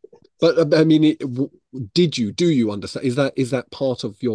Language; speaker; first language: English; native; English